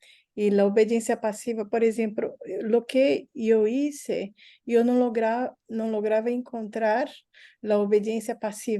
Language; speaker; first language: Spanish; non-native, learner; Portuguese